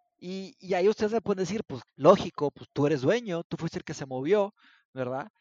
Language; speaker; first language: Spanish; early bilingual, other home language; Portuguese